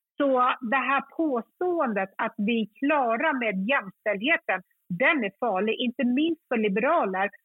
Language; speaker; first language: Swedish; early bilingual, other home language; Kurdish